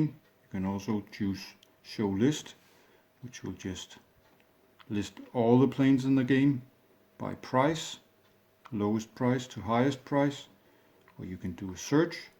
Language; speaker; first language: English; non-native, fluent; Danish